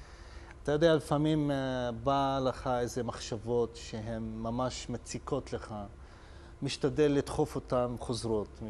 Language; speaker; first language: Hebrew; non-native, local second language; Arabic